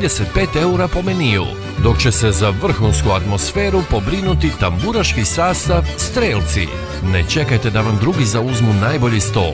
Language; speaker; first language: Croatian; native; Croatian